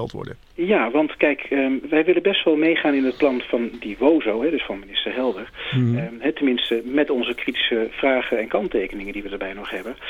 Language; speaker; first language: Dutch; native; Dutch